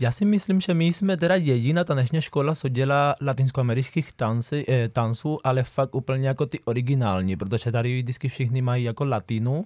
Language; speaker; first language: Czech; non-native, fluent; Spanish